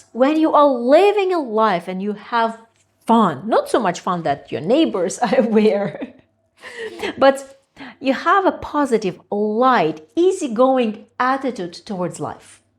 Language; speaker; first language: English; non-native, fluent; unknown